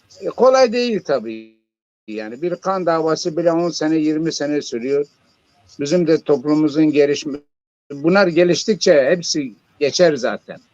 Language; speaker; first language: Turkish; non-native, local second language; Zaza